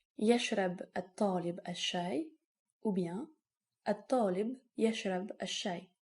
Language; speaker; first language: Arabic; non-native, fluent; French